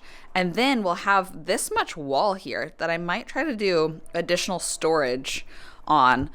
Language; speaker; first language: English; native; English